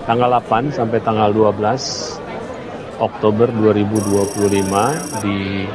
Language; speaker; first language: Indonesian; native; Indonesian